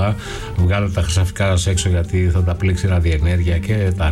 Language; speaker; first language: Greek; native; Greek